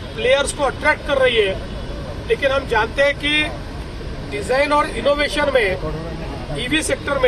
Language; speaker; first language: Hindi; non-native, local second language; Marathi